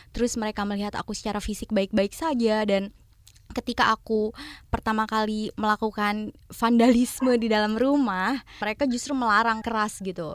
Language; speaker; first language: Indonesian; native; Indonesian